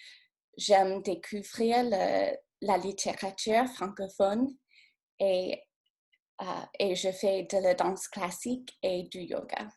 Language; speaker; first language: French; non-native, fluent; English